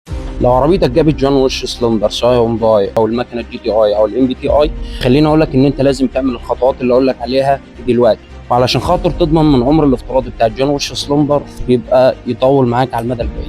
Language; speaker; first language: Arabic; native; Arabic